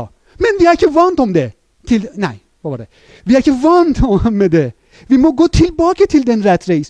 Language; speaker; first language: Norwegian; non-native, fluent; Persian